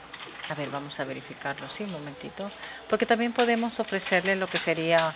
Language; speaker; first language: Spanish; native; Spanish